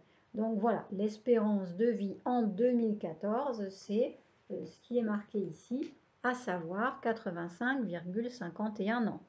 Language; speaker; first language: French; native; French